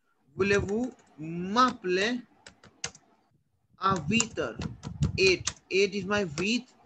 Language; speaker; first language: French; non-native, learner; Hindi